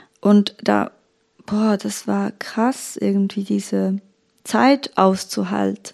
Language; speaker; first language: German; early bilingual, other home language; Turkish